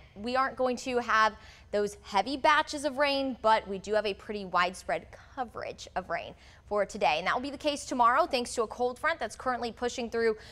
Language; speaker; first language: English; native; English